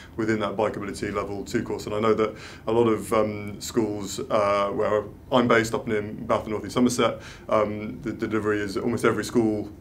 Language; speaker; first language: English; native; English